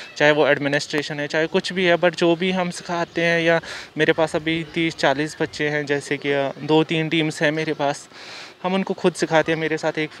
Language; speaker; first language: Hindi; non-native, local second language; Kashmiri